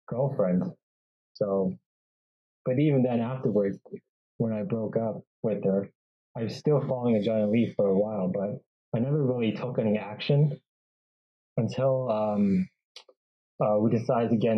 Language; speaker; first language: English; native; English